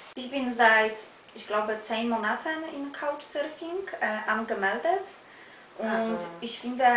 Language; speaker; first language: German; non-native, learner; Polish